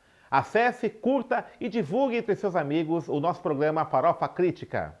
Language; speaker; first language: Portuguese; native; Portuguese